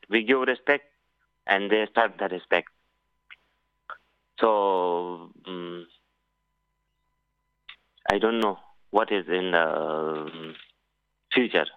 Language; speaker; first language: English; non-native, learner; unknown